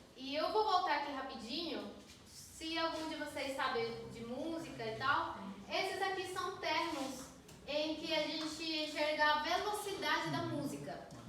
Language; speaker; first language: Portuguese; non-native, fluent; Spanish